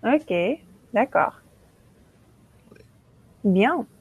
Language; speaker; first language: French; non-native, local second language; Arabic